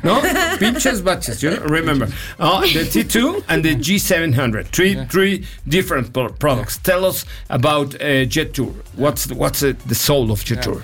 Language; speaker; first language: English; non-native, learner; Spanish